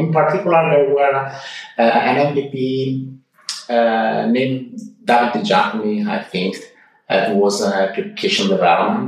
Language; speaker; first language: English; non-native, fluent; Italian